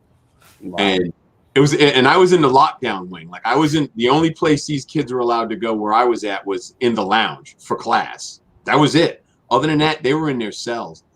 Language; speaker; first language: English; native; English